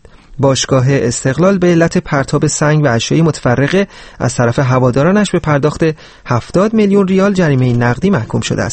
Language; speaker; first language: Persian; native; Persian